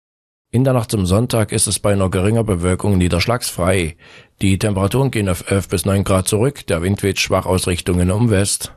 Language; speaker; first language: German; native; German